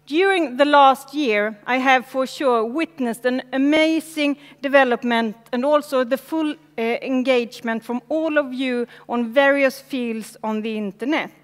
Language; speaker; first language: English; non-native, fluent; Swedish